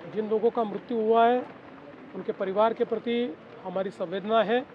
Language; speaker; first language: Hindi; non-native, local second language; Marathi